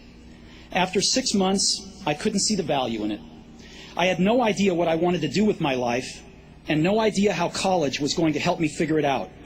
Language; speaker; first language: English; native; English